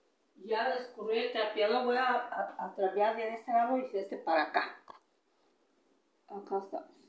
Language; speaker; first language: Spanish; native; Spanish